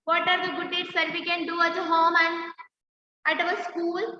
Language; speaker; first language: English; non-native, local second language; Malayalam